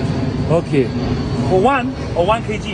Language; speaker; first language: English; non-native, learner; Chinese